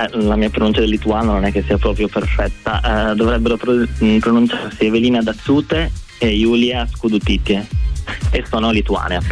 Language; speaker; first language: Italian; native; Italian